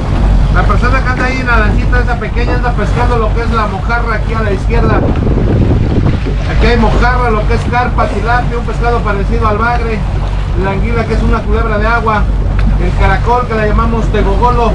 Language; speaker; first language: Spanish; native; Spanish